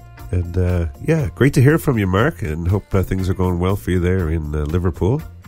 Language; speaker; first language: English; native; English